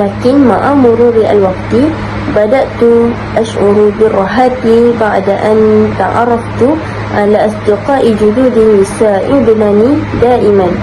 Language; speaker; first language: Arabic; non-native, learner; Malay